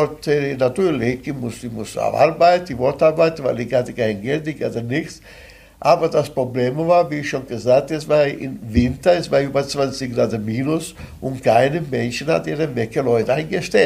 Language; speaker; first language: German; non-native, fluent; Italian